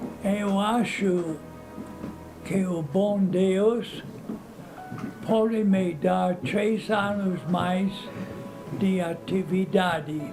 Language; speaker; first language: Portuguese; non-native, fluent; English